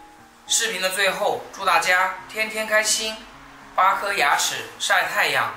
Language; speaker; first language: Chinese; native; Chinese